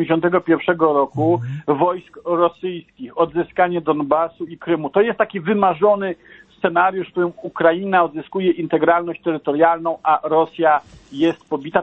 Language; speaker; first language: Polish; native; Polish